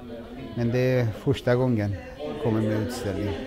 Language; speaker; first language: Swedish; non-native, fluent; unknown